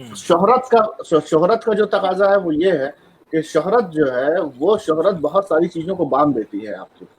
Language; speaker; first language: Hindi; native; Hindi